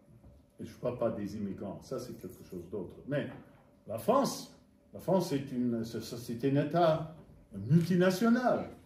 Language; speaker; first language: French; non-native, fluent; English